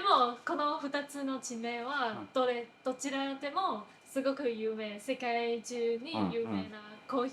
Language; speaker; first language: Japanese; non-native, fluent; Chinese